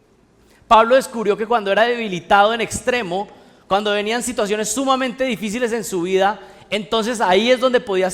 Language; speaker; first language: Spanish; native; Spanish